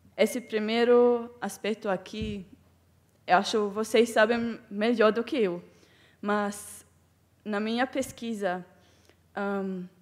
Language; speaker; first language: Portuguese; non-native, fluent; German